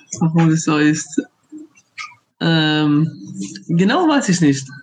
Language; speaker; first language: German; non-native, learner; Arabic